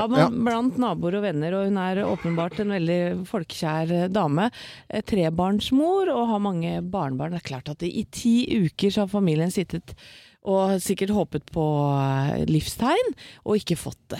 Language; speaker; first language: Norwegian; native; Norwegian